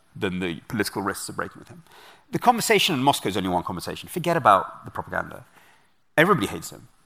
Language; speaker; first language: English; native; English